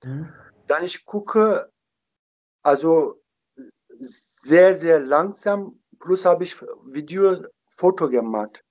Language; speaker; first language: German; non-native, learner; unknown